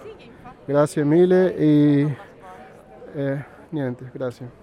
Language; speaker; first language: Italian; non-native, learner; Spanish